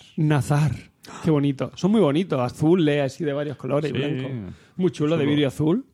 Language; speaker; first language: Spanish; native; Spanish